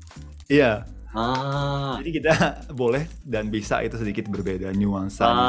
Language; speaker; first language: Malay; non-native, fluent; Japanese